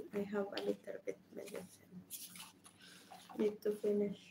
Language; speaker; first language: English; non-native, learner; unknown